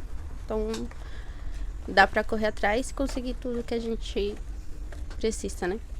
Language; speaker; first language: Portuguese; non-native, fluent; Spanish